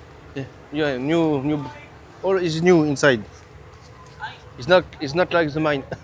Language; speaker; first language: English; non-native, learner; French